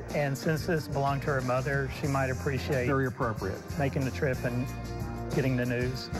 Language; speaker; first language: English; native; English